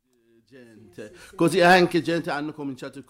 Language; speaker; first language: Italian; non-native, learner; Persian